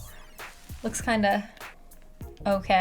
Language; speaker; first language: English; native; English